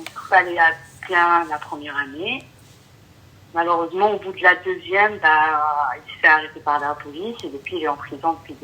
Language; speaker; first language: French; early bilingual, other home language; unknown